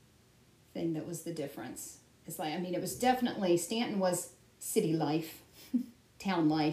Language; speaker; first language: English; native; English